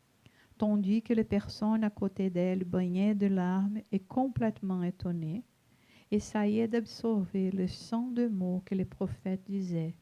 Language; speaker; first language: French; non-native, fluent; Portuguese